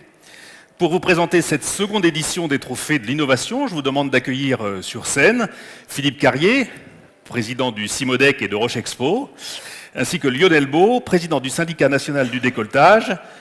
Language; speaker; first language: French; native; French